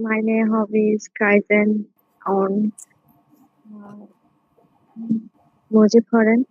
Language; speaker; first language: German; non-native, learner; Bangla